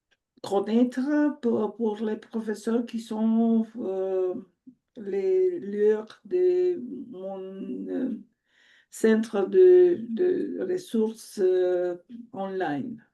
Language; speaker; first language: French; non-native, learner; Romanian